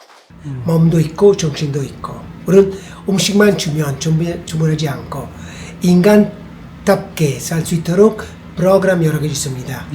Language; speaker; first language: Korean; non-native, fluent; Italian